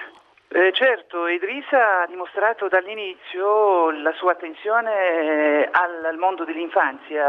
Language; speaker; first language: Italian; non-native, fluent; Arabic